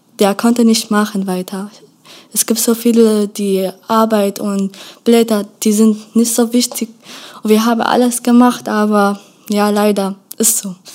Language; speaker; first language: German; non-native, learner; Kurdish